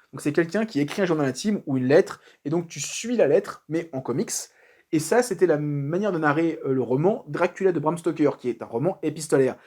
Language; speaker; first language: French; native; French